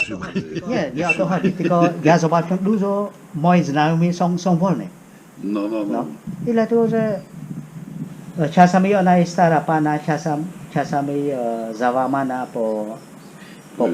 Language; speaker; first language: Polish; non-native, fluent; Khmer